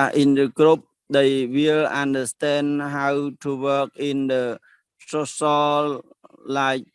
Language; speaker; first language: English; non-native, learner; Khmer